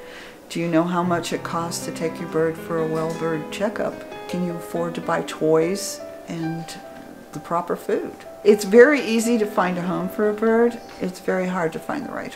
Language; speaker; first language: English; native; English